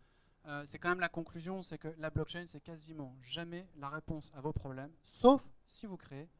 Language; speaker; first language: French; native; French